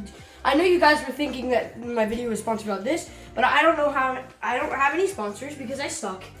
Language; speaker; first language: English; native; English